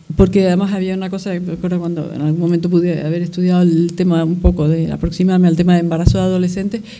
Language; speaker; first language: Spanish; native; Spanish